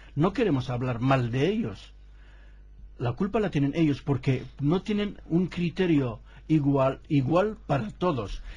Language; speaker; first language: Spanish; non-native, fluent; Arabic